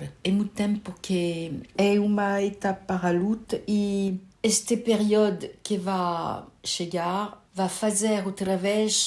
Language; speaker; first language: Portuguese; early bilingual, heritage; Portuguese